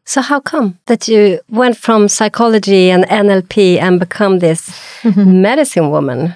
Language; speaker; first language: English; non-native, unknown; Swedish